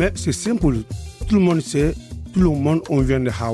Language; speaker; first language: French; early bilingual, other home language; Soninke